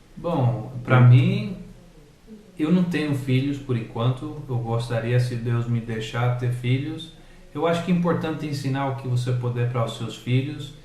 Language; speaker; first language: Portuguese; early bilingual, heritage; English